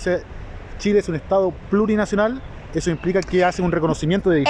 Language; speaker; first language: Spanish; native; Spanish